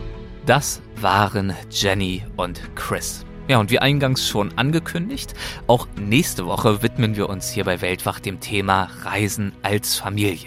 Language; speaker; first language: German; native; German